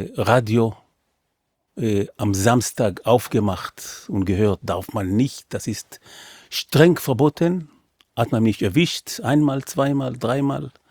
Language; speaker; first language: German; non-native, fluent; Hebrew